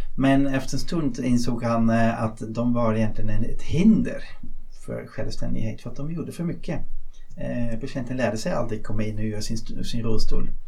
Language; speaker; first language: Swedish; non-native, fluent; Dutch